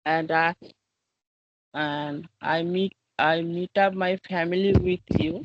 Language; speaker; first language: English; non-native, learner; Bangla